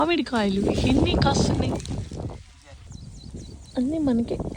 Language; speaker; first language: Telugu; native; Telugu